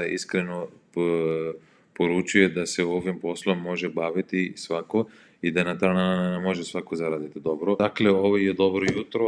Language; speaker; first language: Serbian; non-native, learner; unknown